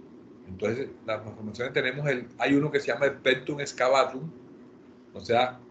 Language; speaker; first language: Spanish; native; Spanish